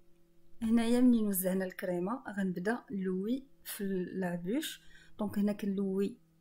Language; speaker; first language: Arabic; native; Arabic